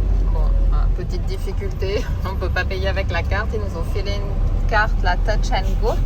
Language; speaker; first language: French; native; French